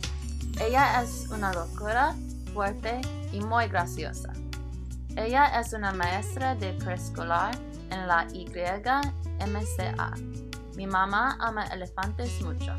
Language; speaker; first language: Spanish; non-native, learner; English